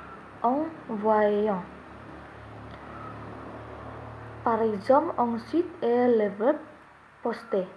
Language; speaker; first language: French; non-native, learner; Indonesian